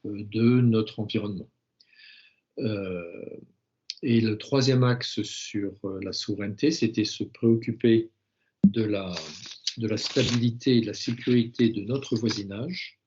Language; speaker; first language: French; native; French